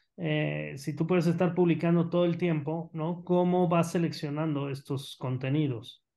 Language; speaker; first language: Spanish; native; Spanish